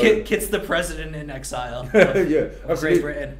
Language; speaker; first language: English; native; English